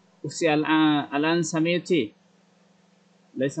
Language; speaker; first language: Arabic; non-native, learner; Bangla